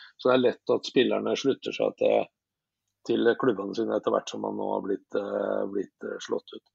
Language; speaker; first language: Norwegian; native; Norwegian